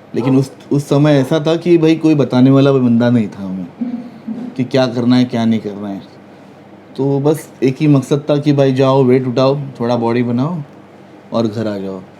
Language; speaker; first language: Hindi; non-native, local second language; Marathi